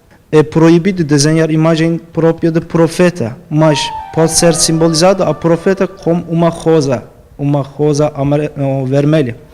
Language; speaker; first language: Portuguese; non-native, fluent; Turkish